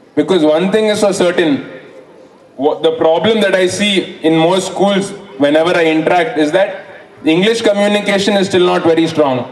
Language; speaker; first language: English; non-native, local second language; Kannada